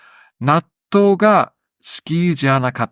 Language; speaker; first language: Japanese; non-native, learner; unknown